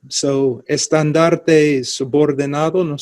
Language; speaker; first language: Spanish; non-native, fluent; English